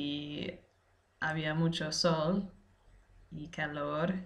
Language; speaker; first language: Spanish; non-native, learner; English